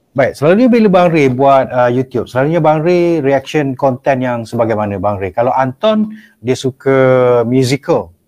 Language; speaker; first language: Malay; native; Malay